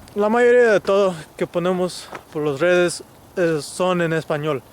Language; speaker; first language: Spanish; early bilingual, heritage; Spanish